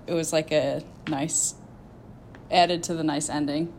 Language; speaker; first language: English; native; English